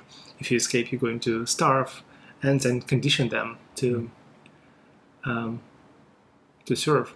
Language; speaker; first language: English; non-native, fluent; Russian